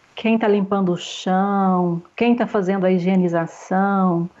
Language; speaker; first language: Portuguese; native; Portuguese